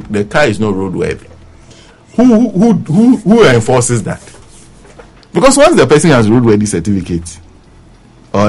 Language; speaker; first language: English; non-native, local second language; Ewe